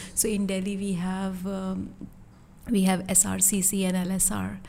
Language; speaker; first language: English; non-native, local second language; Hindi